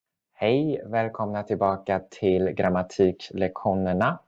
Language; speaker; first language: Swedish; non-native, fluent; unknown